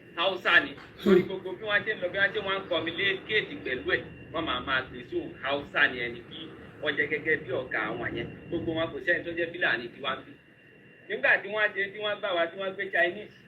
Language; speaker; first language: Yoruba; non-native, local second language; Fula